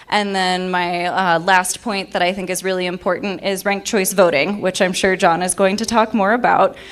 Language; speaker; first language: English; native; English